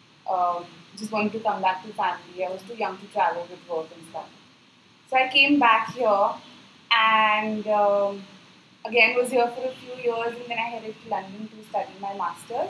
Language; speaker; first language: English; non-native, local second language; Hindi